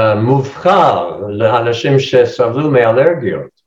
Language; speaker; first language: Hebrew; non-native, fluent; English